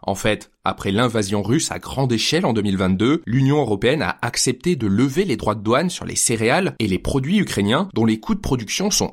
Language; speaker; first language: French; native; French